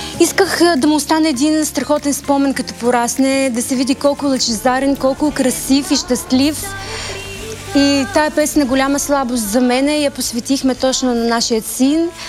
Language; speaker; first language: Bulgarian; early bilingual, heritage; Bulgarian